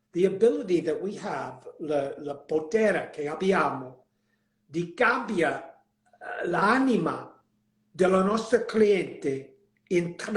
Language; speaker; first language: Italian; non-native, learner; English